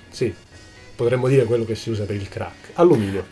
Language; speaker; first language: Italian; native; Italian